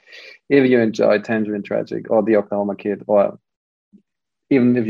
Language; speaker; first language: English; non-native, fluent; German